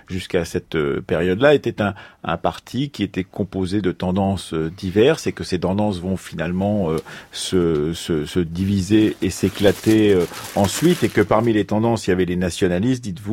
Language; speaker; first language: French; native; French